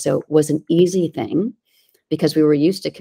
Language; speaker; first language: English; native; English